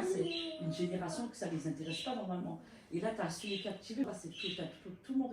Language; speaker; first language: French; native; French